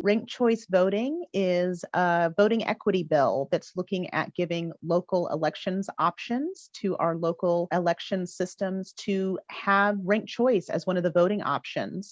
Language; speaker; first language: English; native; English